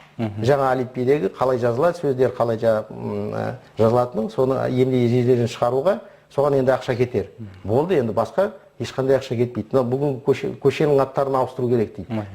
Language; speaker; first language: Kazakh; non-native, local second language; Russian